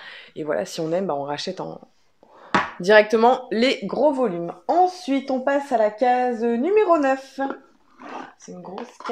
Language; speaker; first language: French; native; French